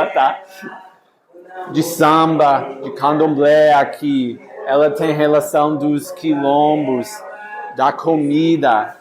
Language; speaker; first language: Portuguese; non-native, fluent; English